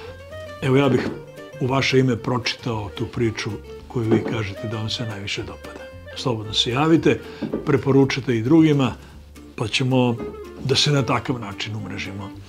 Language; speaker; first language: Bosnian; native; Bosnian